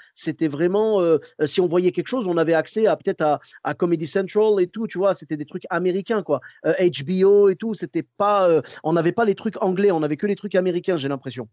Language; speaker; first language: French; early bilingual, other home language; Arabic